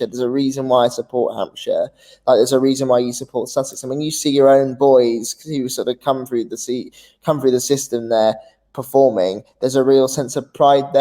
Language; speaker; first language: English; native; English